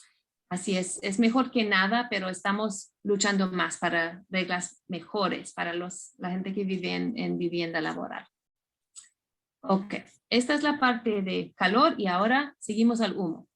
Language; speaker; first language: Spanish; non-native, fluent; English